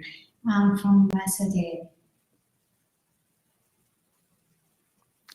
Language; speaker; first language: English; non-native, learner; Arabic